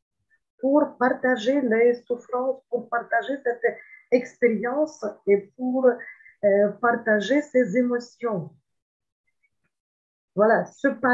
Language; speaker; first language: French; non-native, fluent; Ukrainian